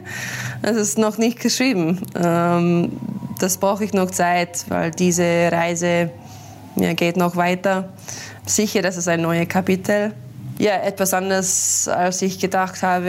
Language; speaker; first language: German; non-native, learner; English